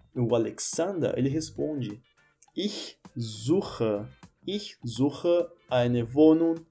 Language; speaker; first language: German; non-native, fluent; Portuguese